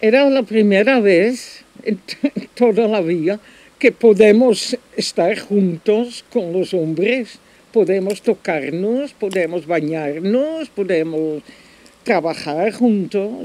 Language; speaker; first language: Spanish; non-native, fluent; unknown